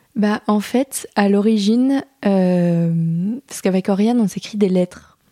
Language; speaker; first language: French; native; French